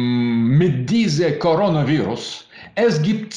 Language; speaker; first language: German; non-native, learner; Russian